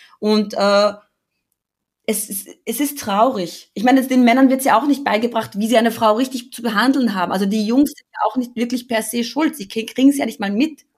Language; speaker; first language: German; early bilingual, other home language; Albanian